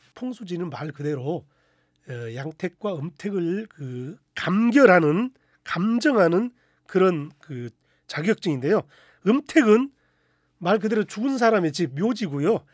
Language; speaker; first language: Korean; native; Korean